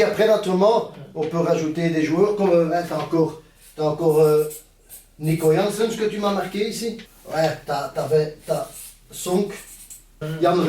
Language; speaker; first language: French; native; French